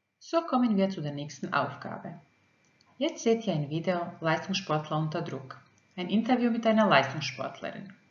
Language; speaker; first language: German; non-native, fluent; Croatian